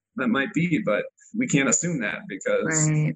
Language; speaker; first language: English; native; English